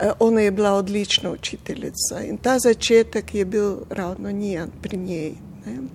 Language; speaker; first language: Slovenian; non-native, fluent; Russian